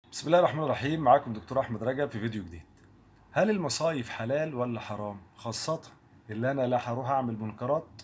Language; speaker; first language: Arabic; native; Arabic